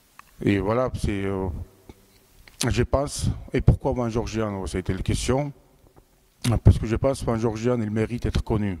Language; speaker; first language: French; non-native, fluent; Georgian